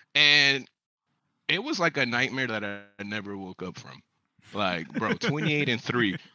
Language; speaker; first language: English; early bilingual, other home language; Spanish